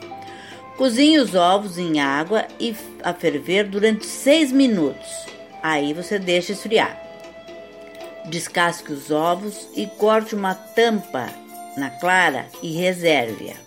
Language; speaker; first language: Portuguese; native; Portuguese